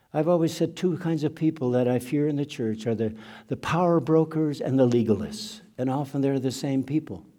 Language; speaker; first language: English; non-native, fluent; German